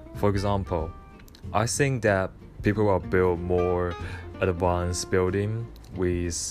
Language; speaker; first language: English; non-native, fluent; Chinese